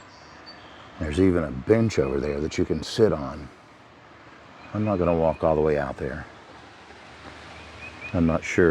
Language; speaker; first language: English; native; English